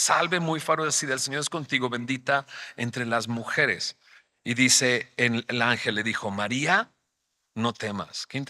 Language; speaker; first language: Spanish; native; Spanish